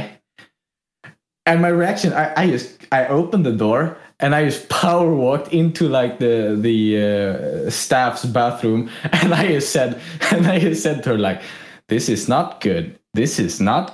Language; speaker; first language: English; non-native, fluent; Swedish